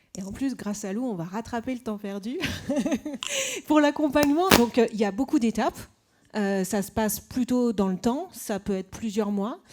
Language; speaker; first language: French; native; French